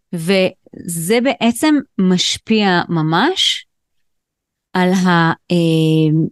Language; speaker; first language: Hebrew; native; Hebrew